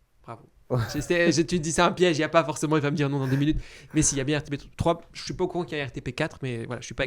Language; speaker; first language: French; native; French